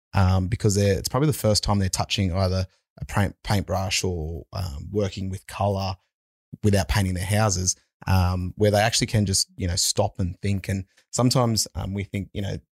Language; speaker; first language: English; native; English